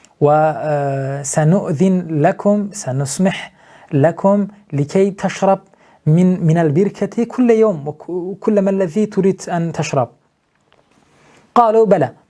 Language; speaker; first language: Arabic; non-native, fluent; Turkish